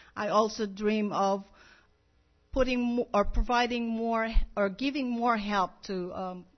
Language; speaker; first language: English; non-native, local second language; Filipino